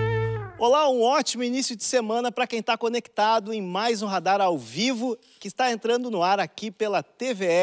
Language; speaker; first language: Portuguese; native; Portuguese